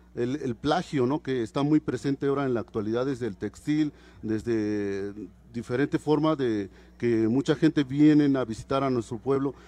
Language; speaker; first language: Spanish; non-native, local second language; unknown